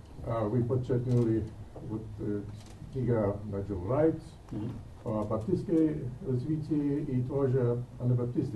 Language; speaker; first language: Russian; non-native, learner; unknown